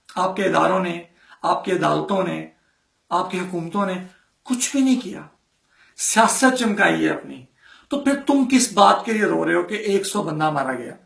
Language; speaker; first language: Urdu; native; Urdu